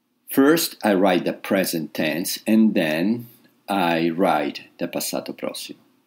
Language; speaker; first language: English; non-native, fluent; Italian